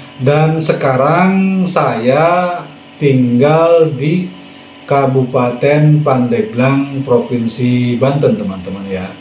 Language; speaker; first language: Indonesian; non-native, local second language; Sundanese